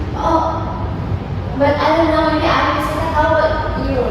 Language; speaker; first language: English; non-native, learner; Indonesian